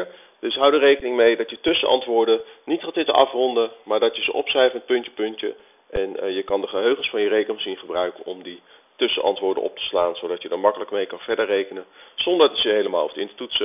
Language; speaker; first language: Dutch; native; Dutch